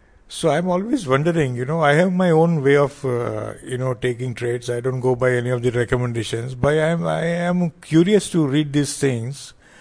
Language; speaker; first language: English; non-native, local second language; Hindi